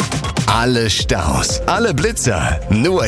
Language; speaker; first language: German; native; German